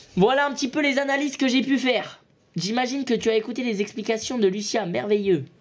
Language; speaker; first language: French; native; French